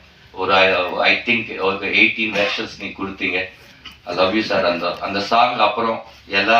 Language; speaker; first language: Tamil; non-native, learner; Telugu